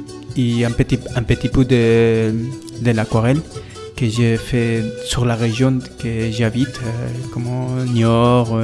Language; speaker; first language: French; non-native, learner; Spanish